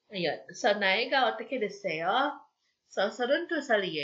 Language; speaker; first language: Korean; non-native, fluent; Filipino